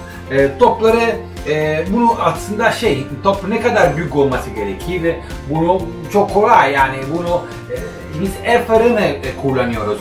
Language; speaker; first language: Turkish; non-native, fluent; Italian